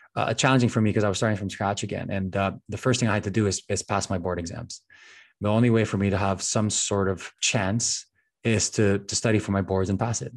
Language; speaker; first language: English; non-native, local second language; Filipino